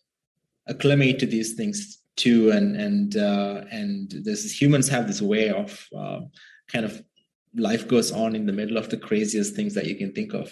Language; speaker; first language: English; non-native, local second language; Sinhala